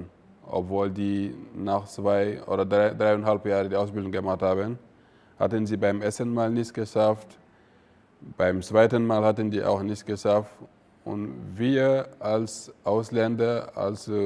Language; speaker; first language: German; non-native, fluent; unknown